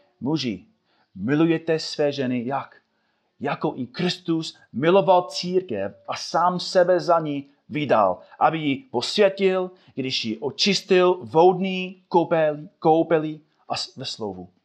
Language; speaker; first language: Czech; non-native, fluent; English